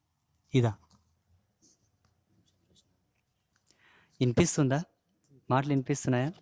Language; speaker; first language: Telugu; native; Telugu